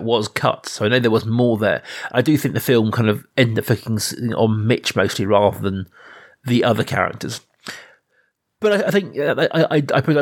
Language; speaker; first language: English; native; English